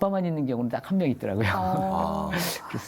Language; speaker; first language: Korean; native; Korean